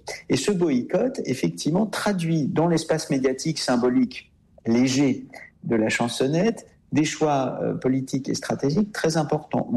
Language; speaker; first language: French; native; French